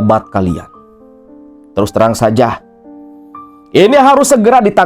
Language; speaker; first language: Indonesian; non-native, local second language; Sundanese